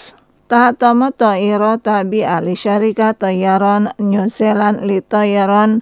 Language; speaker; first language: Arabic; non-native, learner; Indonesian